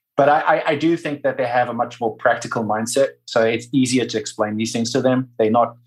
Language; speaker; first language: English; native; English